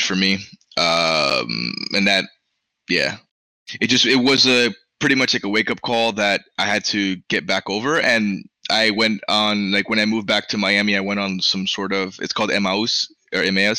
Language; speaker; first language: English; early bilingual, other home language; Spanish